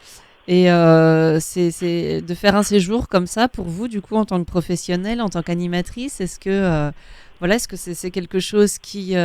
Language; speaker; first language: French; native; French